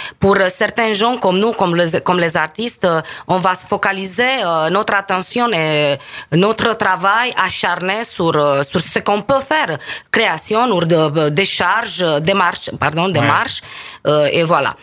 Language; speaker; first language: French; non-native, fluent; Romanian